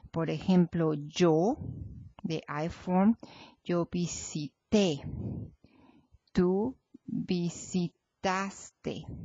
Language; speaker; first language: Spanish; non-native, fluent; English